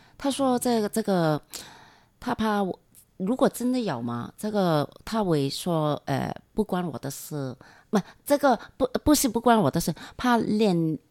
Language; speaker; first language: Chinese; non-native, local second language; Cantonese